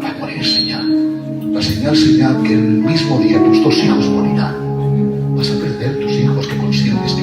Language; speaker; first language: Spanish; native; Spanish